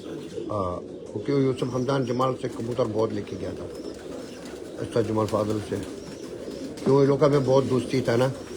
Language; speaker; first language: Hindi; non-native, learner; Arabic